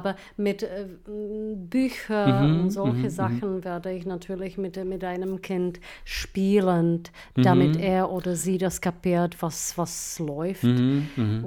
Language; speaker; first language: German; non-native, fluent; Czech